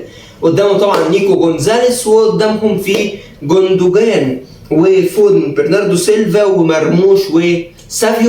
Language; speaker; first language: Arabic; native; Arabic